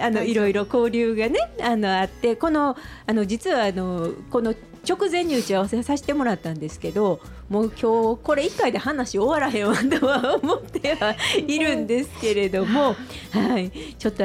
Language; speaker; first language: Japanese; native; Japanese